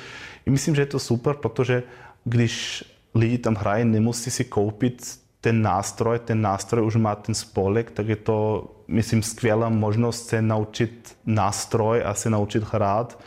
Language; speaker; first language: Czech; non-native, fluent; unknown